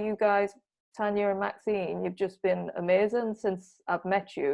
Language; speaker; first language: English; native; English